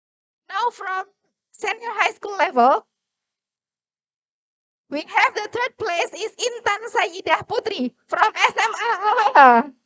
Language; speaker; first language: English; non-native, learner; Indonesian